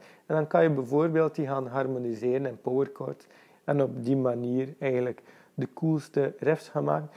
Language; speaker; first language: Dutch; native; Dutch